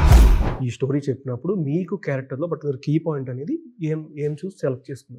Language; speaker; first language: Telugu; native; Telugu